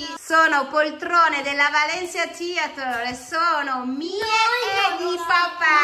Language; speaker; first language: Italian; native; Italian